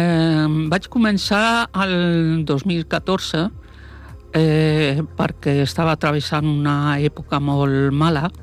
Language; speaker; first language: Catalan; non-native, local second language; Spanish